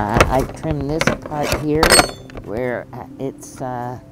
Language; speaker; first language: English; native; English